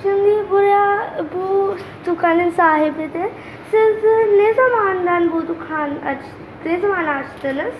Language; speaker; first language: Turkish; non-native, learner; Urdu